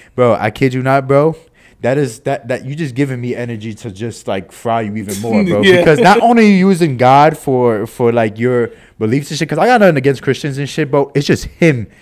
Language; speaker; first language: English; native; English